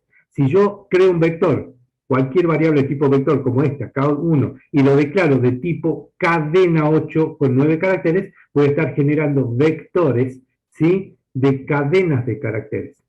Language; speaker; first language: Spanish; native; Spanish